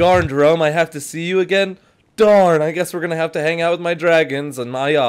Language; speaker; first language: English; native; English